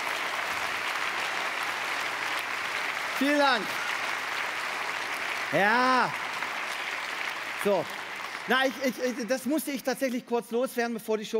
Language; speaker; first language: German; non-native, fluent; Dutch